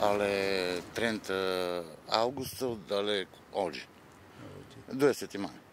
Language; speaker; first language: Italian; non-native, learner; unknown